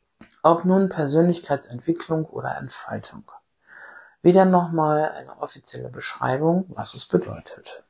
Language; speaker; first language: German; native; German